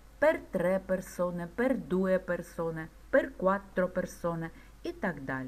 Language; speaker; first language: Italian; non-native, fluent; Ukrainian